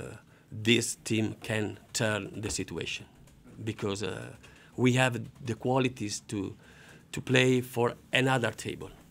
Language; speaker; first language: English; non-native, learner; Italian